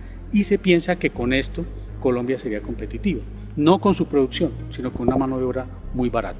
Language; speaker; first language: Spanish; native; Spanish